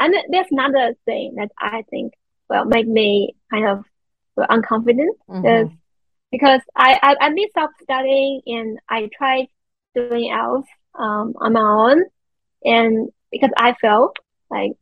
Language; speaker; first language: English; non-native, fluent; Chinese